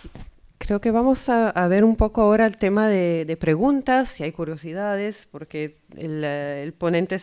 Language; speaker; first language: Spanish; non-native, fluent; Italian